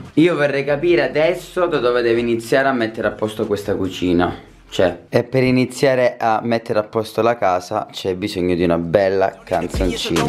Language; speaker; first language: Italian; native; Italian